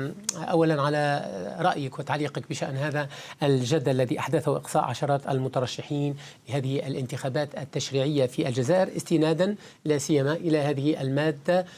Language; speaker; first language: Arabic; native; Arabic